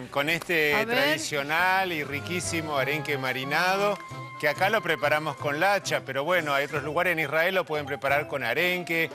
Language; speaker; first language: Spanish; native; Spanish